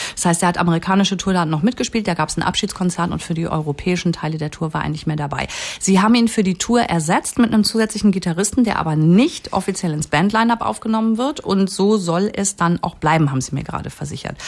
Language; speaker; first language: German; native; German